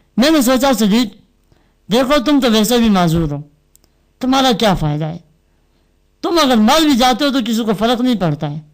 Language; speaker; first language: Urdu; non-native, local second language; Northern Hindko